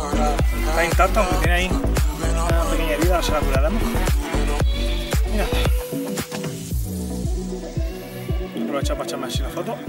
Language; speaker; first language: Spanish; native; Spanish